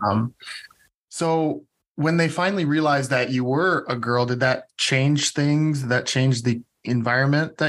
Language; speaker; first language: English; native; English